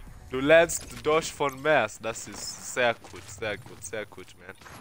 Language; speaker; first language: German; non-native, learner; Swahili